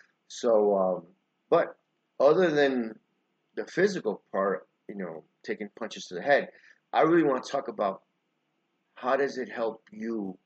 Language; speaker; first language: English; early bilingual, other home language; Spanish